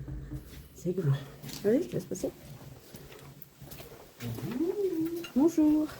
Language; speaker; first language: French; native; French